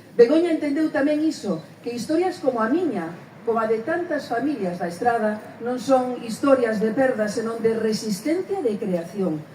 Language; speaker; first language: Galician; early bilingual, heritage; Spanish